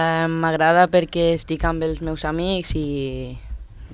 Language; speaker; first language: Catalan; non-native, local second language; Spanish